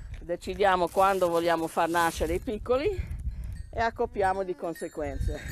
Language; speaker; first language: Italian; early bilingual, heritage; English